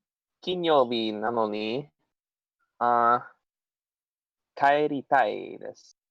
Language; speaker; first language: Japanese; non-native, learner; English